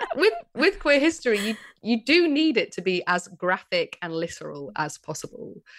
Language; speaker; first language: English; native; English